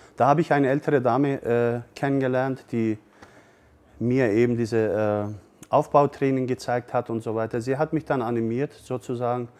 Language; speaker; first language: German; early bilingual, other home language; Turkish